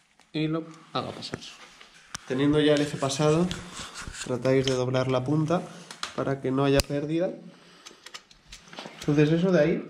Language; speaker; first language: Spanish; native; Spanish